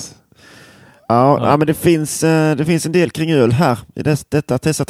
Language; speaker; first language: Swedish; native; Swedish